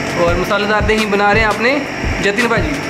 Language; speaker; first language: Hindi; non-native, local second language; Dogri